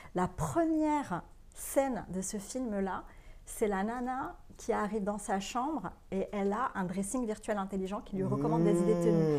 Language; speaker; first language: French; non-native, local second language; Arabic